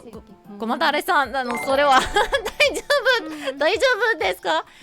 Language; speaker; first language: Japanese; non-native, learner; English